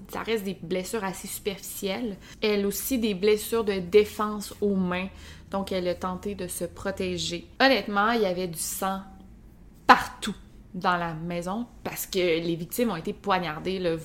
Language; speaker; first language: French; native; French